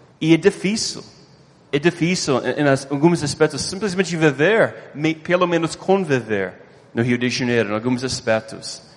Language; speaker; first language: Portuguese; non-native, fluent; English